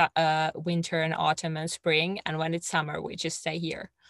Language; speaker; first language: English; non-native, fluent; Finnish